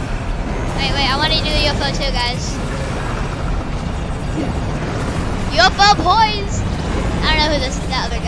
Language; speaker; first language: English; native; English